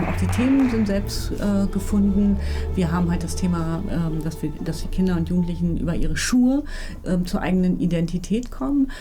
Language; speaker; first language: German; native; German